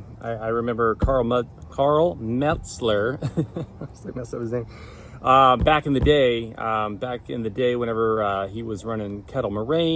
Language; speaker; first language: English; native; English